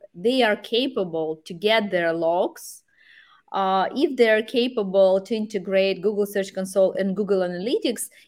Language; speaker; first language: English; non-native, fluent; Ukrainian